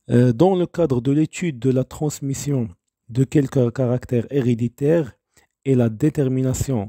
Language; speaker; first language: French; non-native, local second language; Arabic